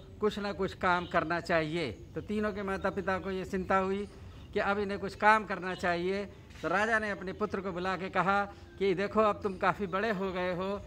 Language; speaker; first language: Hindi; native; Hindi